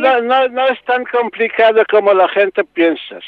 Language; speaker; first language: Spanish; non-native, learner; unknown